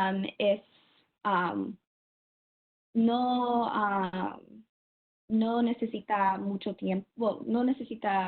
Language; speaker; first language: Spanish; non-native, learner; English